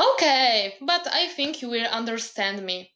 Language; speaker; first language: English; non-native, learner; Polish